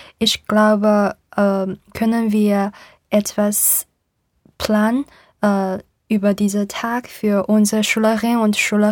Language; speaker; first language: German; non-native, learner; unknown